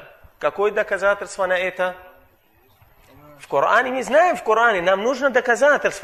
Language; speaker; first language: Russian; non-native, fluent; Arabic